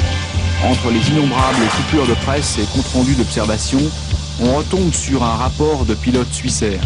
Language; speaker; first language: French; native; French